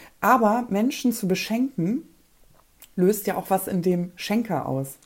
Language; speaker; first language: German; early bilingual, other home language; Polish